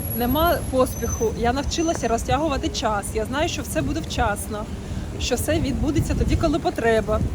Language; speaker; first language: Ukrainian; non-native, local second language; Russian